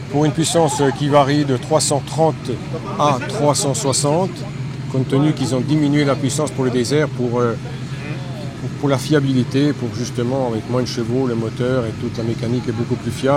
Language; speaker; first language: French; native; French